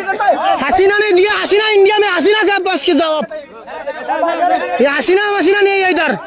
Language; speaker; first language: Hindi; non-native, learner; Bangla